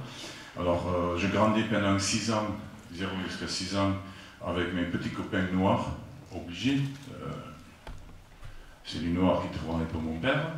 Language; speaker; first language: French; non-native, fluent; Afrikaans